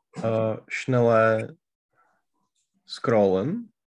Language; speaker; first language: German; non-native, learner; Czech